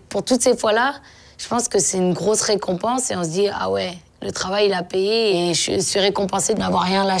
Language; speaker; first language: French; native; French